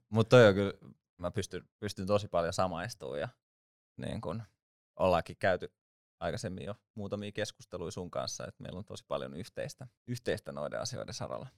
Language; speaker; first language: Finnish; native; Finnish